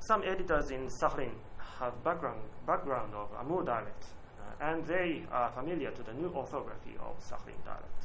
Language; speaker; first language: English; non-native, learner; Japanese